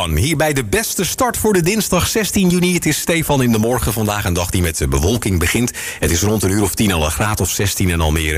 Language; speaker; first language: Dutch; native; Dutch